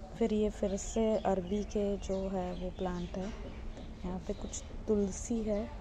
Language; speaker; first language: Hindi; non-native, local second language; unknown